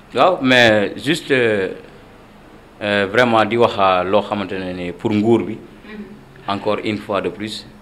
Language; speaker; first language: Wolof; non-native, local second language; Fula